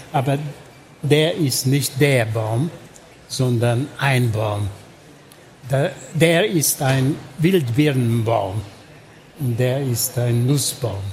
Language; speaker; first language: German; non-native, fluent; Hungarian